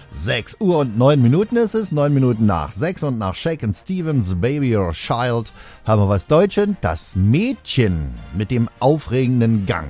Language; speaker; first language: German; native; German